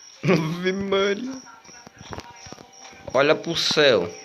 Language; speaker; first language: Portuguese; native; Portuguese